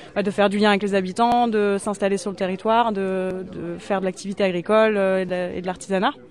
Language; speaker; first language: French; native; French